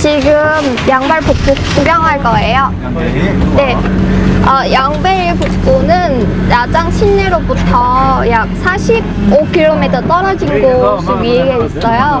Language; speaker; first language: Korean; non-native, learner; Vietnamese